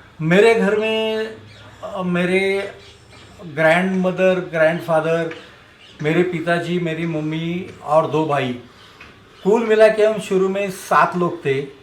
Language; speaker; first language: Hindi; non-native, local second language; Marathi